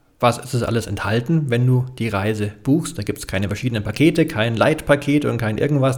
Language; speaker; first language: German; native; German